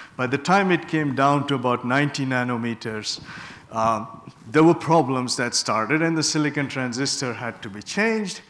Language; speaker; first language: English; non-native, local second language; Bangla